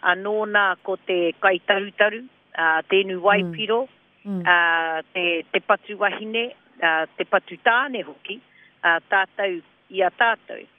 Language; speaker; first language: Māori; non-native, local second language; English